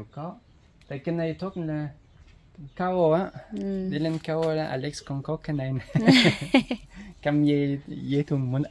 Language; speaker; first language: Vietnamese; non-native, learner; French